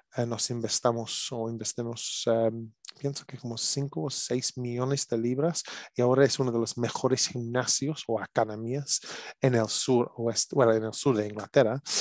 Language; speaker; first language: Spanish; non-native, learner; English